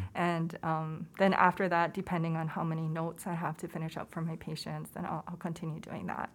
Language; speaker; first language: English; native; English